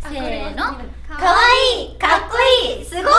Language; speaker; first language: Japanese; native; Japanese